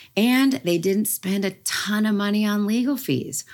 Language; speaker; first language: English; native; English